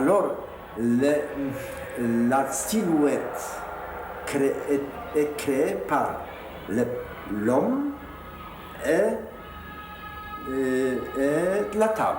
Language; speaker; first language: French; non-native, fluent; Polish